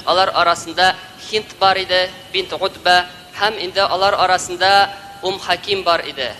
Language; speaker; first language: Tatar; native; Tatar